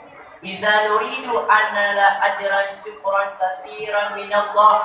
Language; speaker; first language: Arabic; non-native, learner; Achinese